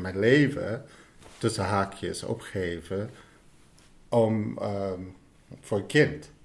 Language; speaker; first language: Dutch; non-native, fluent; English